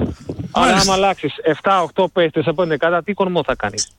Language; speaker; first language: Greek; non-native, learner; Spanish